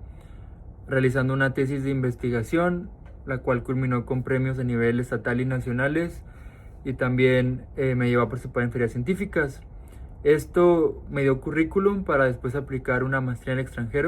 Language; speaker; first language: Spanish; native; Spanish